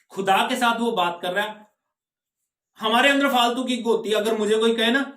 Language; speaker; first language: Hindi; non-native, local second language; Punjabi